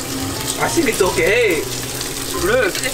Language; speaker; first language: Japanese; native; Japanese